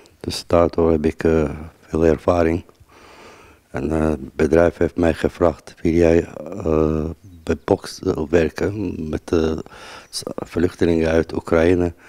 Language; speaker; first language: Dutch; non-native, fluent; Azerbaijani